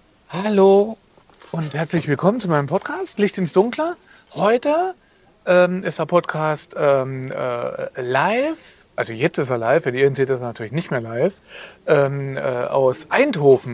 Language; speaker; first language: German; native; German